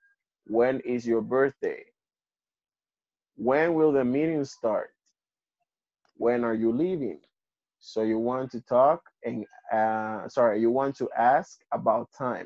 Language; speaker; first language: English; non-native, fluent; Spanish